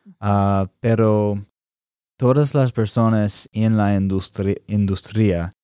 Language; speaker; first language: Spanish; non-native, learner; English